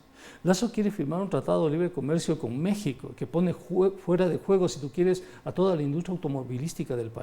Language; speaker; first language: Spanish; native; Spanish